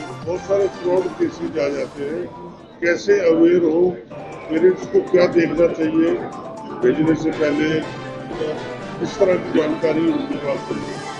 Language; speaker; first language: Hindi; native; Hindi